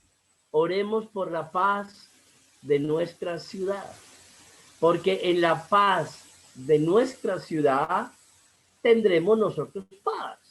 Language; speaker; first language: Spanish; native; Spanish